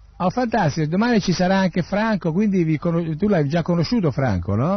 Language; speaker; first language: Italian; native; Italian